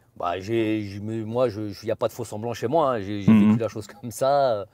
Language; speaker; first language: French; native; French